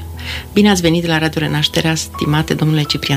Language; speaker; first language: Romanian; native; Romanian